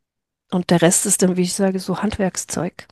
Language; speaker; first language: German; native; German